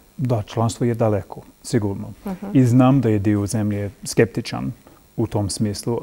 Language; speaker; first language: Croatian; non-native, fluent; English